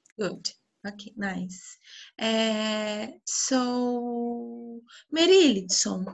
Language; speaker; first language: English; non-native, fluent; Portuguese